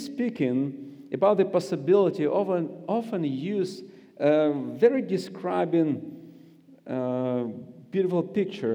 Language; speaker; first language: English; non-native, fluent; Russian